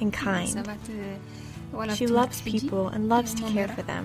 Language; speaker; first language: English; non-native, fluent; Arabic